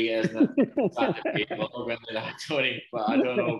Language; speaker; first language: English; native; English